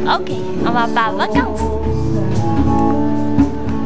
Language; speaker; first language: French; non-native, learner; Chinese